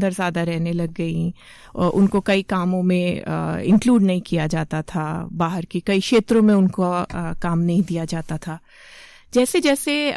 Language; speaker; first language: Hindi; native; Hindi